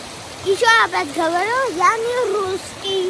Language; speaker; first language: Russian; non-native, learner; Armenian